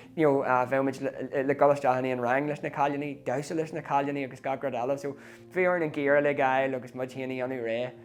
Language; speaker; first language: Irish; non-native, local second language; English